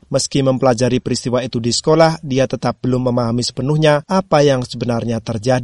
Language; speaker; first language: Indonesian; native; Indonesian